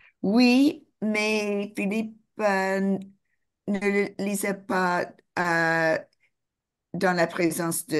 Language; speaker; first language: French; non-native, fluent; English